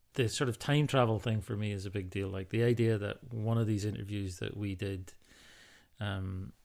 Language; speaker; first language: English; native; English